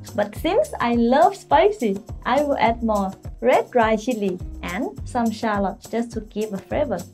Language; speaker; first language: English; non-native, fluent; Thai